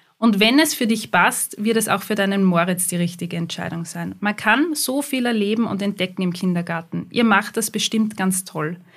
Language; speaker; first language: German; native; German